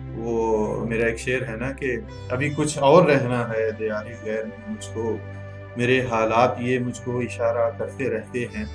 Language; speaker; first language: Urdu; non-native, local second language; Punjabi